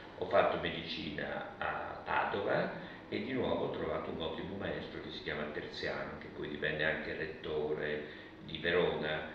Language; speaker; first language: Italian; early bilingual, other home language; Russian